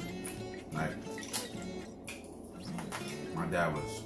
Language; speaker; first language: English; native; English